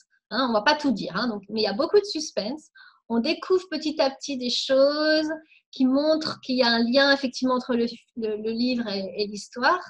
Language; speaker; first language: French; native; French